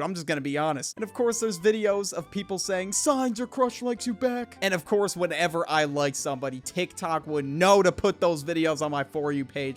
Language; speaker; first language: English; native; English